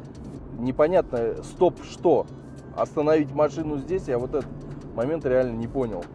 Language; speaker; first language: Russian; native; Russian